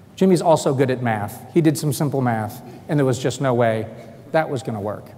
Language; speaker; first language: English; native; English